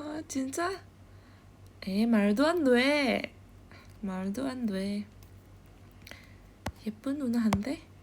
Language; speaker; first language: Korean; non-native, learner; Indonesian